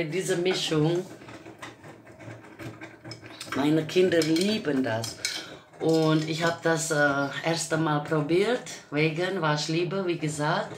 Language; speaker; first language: German; non-native, learner; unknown